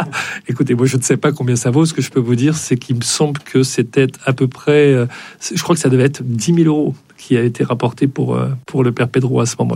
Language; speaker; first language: French; native; French